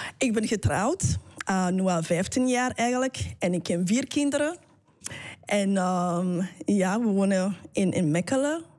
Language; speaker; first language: Dutch; non-native, fluent; English